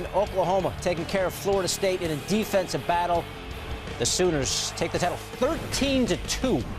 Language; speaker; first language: English; native; English